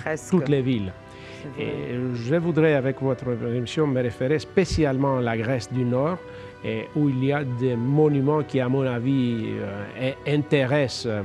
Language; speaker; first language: French; non-native, fluent; Greek